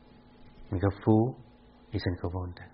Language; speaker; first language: Dutch; non-native, fluent; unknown